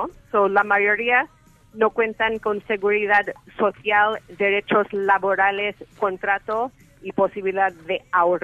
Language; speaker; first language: Spanish; early bilingual, heritage; English